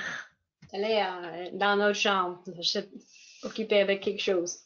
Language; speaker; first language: French; non-native, fluent; English